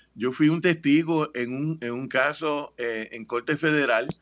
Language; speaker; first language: Spanish; native; Spanish